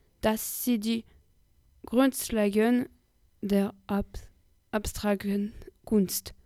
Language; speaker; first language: German; non-native, learner; French